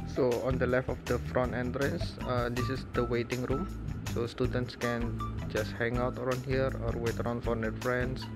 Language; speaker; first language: English; non-native, fluent; Indonesian